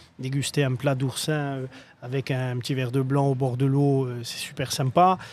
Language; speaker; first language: French; native; French